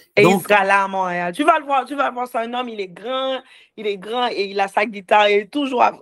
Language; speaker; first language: French; native; French